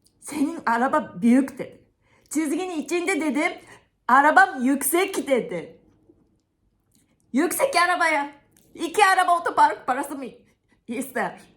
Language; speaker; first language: Turkish; non-native, fluent; Japanese